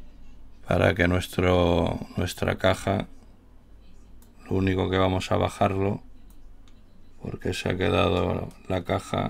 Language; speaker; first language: Spanish; native; Spanish